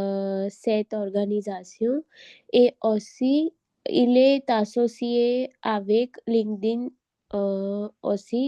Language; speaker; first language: French; non-native, learner; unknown